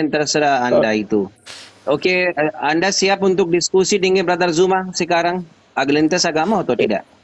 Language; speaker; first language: Indonesian; non-native, learner; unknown